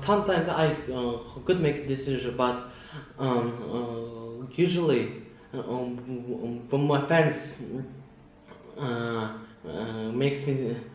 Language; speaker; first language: English; non-native, learner; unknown